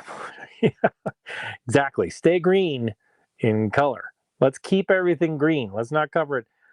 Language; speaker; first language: English; native; English